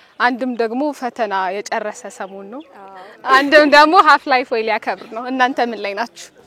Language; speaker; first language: Amharic; native; Amharic